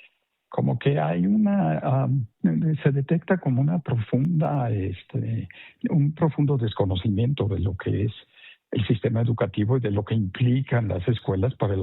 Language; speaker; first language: Spanish; native; Spanish